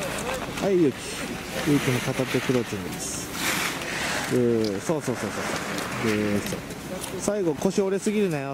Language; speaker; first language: Japanese; native; Japanese